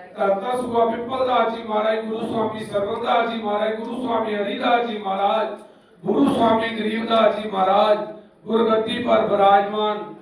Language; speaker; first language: Hindi; non-native, local second language; Punjabi